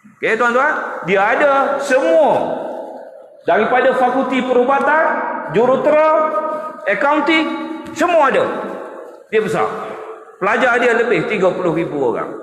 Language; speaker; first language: Malay; native; Malay